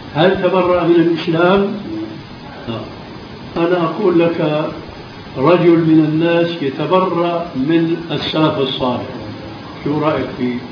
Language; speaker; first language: Arabic; early bilingual, other home language; Albanian